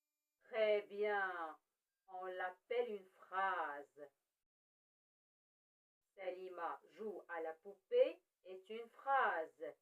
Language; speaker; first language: French; non-native, local second language; Arabic